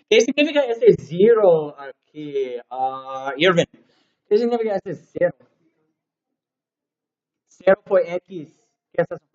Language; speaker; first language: Spanish; non-native, learner; English